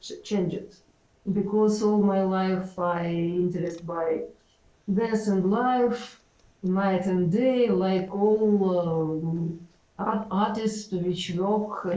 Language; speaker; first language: English; non-native, learner; Ukrainian